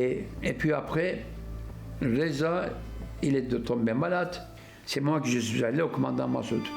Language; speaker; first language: French; non-native, fluent; Turkish